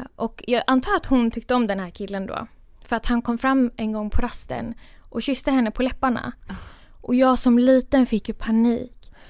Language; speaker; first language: Swedish; early bilingual, other home language; Kurdish